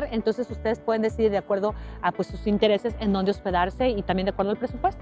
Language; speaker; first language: Spanish; native; Spanish